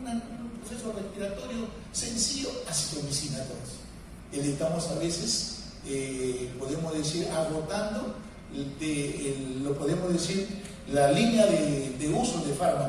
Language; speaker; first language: Spanish; native; Spanish